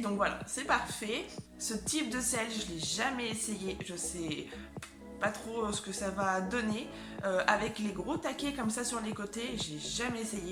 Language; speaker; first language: French; native; French